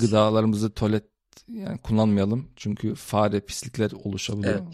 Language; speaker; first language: Turkish; early bilingual, heritage; Turkish